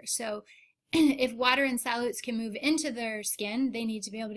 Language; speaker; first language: English; native; English